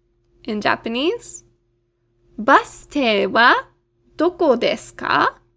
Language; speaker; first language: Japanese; non-native, fluent; English